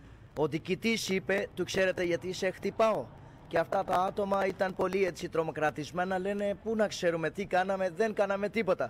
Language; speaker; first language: Greek; non-native, fluent; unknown